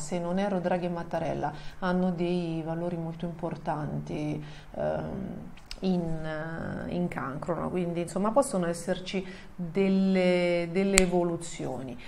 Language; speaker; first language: Italian; native; Italian